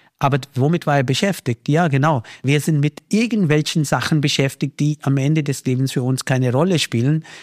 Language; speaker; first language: German; non-native, fluent; Hindi